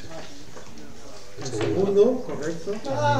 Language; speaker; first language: Spanish; native; Spanish